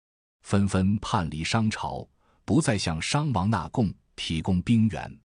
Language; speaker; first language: Chinese; native; Chinese